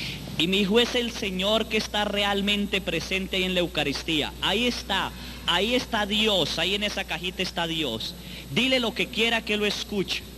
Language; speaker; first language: Spanish; native; Spanish